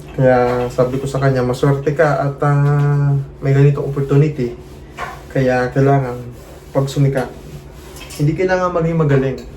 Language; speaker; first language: Filipino; native; Filipino